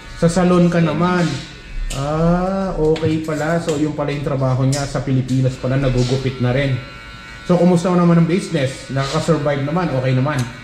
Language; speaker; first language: Filipino; native; Filipino